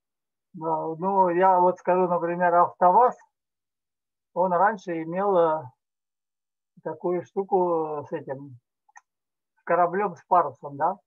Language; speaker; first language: Russian; native; Russian